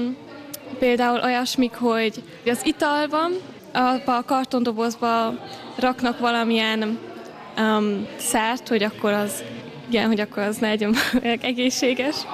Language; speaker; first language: Hungarian; non-native, local second language; German